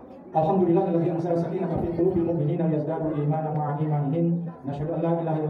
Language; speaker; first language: Indonesian; native; Indonesian